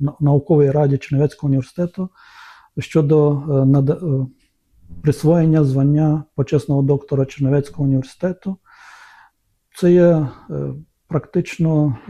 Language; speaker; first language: Ukrainian; non-native, local second language; Romanian